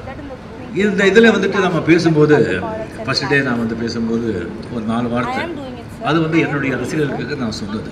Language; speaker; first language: Tamil; non-native, fluent; Marathi